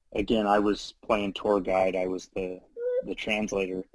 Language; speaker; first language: English; native; English